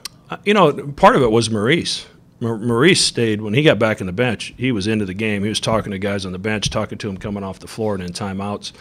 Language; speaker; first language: English; native; English